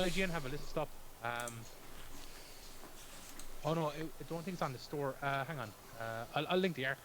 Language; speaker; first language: English; native; English